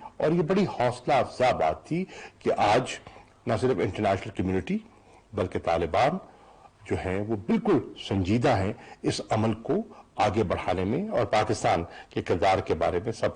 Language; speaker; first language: Urdu; native; Urdu